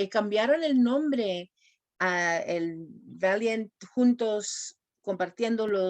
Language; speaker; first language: Spanish; non-native, fluent; English